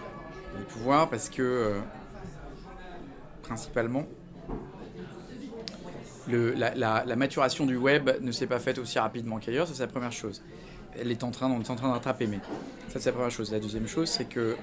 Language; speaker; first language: French; native; French